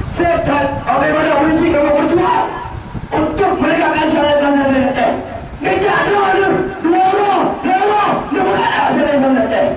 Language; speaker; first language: Malay; non-native, local second language; Achinese